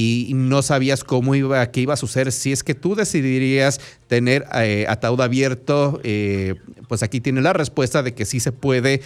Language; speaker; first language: Spanish; native; Spanish